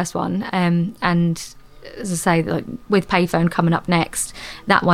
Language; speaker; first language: English; native; English